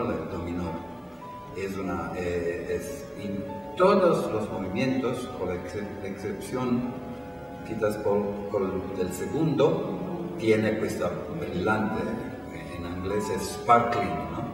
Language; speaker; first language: Spanish; non-native, fluent; Italian